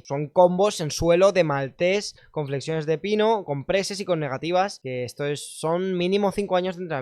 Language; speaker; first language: Spanish; native; Spanish